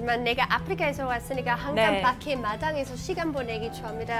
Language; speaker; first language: Korean; non-native, learner; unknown